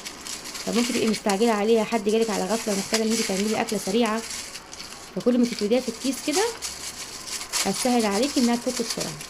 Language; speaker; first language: Arabic; native; Arabic